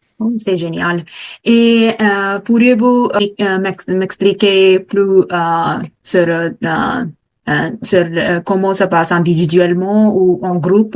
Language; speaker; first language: French; non-native, learner; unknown